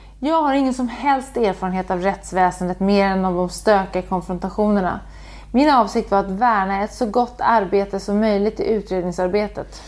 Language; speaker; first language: Swedish; native; Swedish